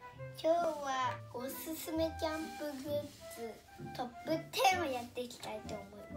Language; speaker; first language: Japanese; native; Japanese